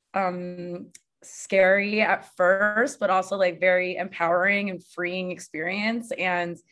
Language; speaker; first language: English; native; English